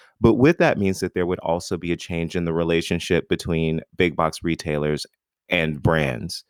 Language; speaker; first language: English; native; English